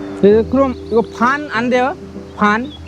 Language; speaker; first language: Korean; non-native, learner; Bangla